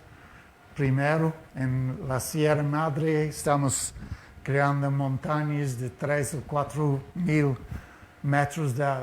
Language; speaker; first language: Portuguese; non-native, learner; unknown